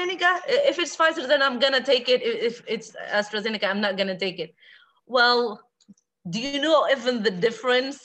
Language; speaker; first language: English; non-native, fluent; Arabic